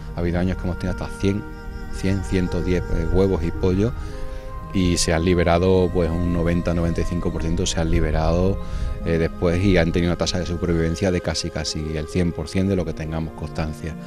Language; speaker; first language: Spanish; native; Spanish